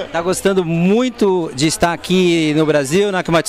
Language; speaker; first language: Portuguese; native; Portuguese